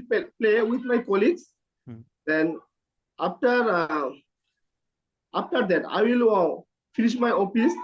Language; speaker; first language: English; non-native, learner; Bangla